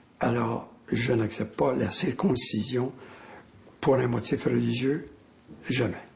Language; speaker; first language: French; native; French